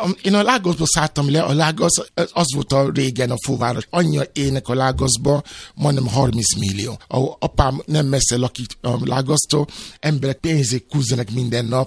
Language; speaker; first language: Hungarian; non-native, learner; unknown